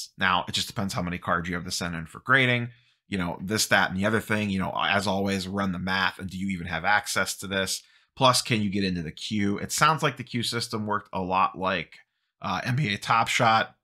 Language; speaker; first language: English; native; English